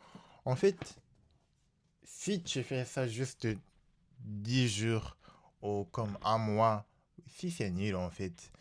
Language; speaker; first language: French; non-native, learner; Japanese